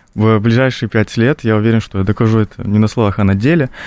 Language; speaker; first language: Russian; native; Russian